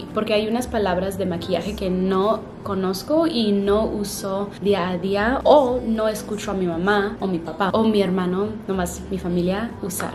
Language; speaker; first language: Spanish; early bilingual, heritage; Spanish